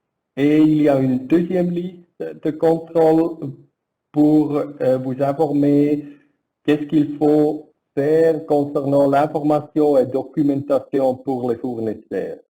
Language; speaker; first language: French; non-native, learner; German